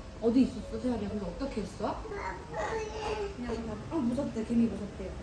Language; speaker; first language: Korean; native; Korean